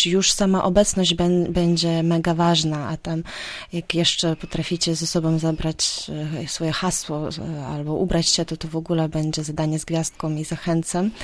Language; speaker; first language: Polish; non-native, fluent; Ukrainian